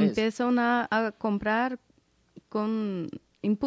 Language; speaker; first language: Spanish; non-native, fluent; Portuguese